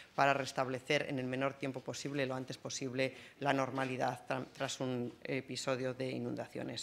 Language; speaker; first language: Spanish; native; Spanish